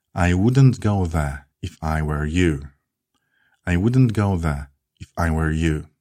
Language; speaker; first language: English; non-native, fluent; Polish